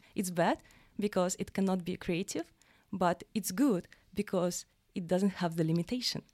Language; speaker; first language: English; non-native, fluent; Russian